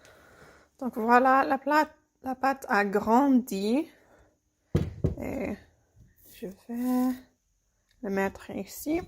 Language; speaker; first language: French; non-native, fluent; English